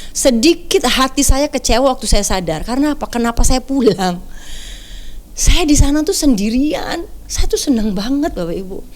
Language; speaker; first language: Indonesian; native; Indonesian